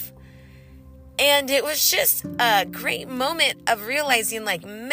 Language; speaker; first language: English; native; English